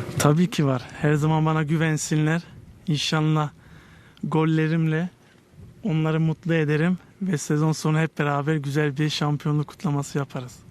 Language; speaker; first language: Turkish; early bilingual, heritage; Turkish